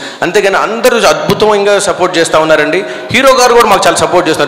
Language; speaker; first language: Telugu; native; Telugu